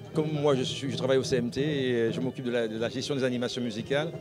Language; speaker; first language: French; native; French